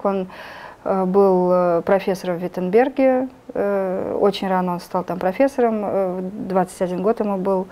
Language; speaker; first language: Russian; native; Russian